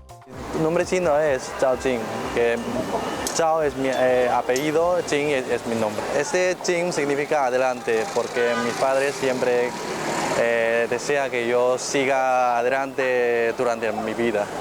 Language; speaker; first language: Spanish; non-native, fluent; Chinese